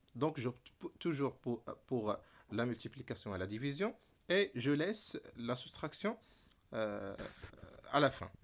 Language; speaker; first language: French; non-native, local second language; Arabic